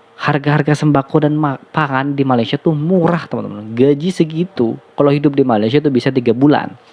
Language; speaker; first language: Indonesian; native; Indonesian